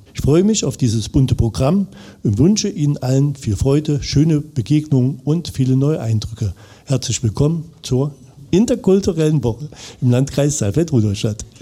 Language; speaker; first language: German; native; German